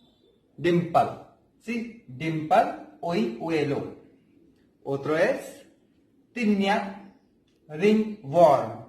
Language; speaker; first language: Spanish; non-native, fluent; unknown